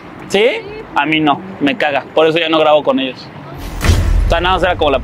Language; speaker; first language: Spanish; native; Spanish